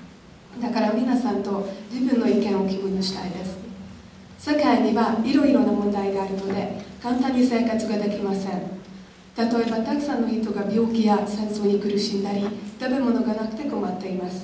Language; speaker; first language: Japanese; non-native, learner; Hungarian